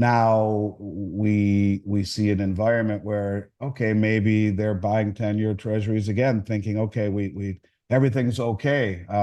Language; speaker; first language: English; native; English